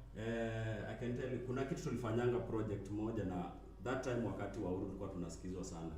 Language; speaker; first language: Swahili; native; Swahili